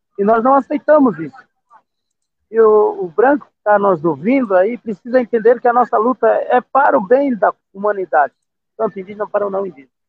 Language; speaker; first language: Portuguese; non-native, local second language; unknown